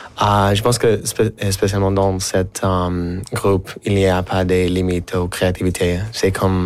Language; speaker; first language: French; non-native, fluent; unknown